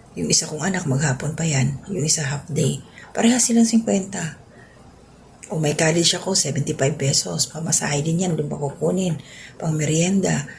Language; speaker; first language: Filipino; non-native, local second language; Cebuano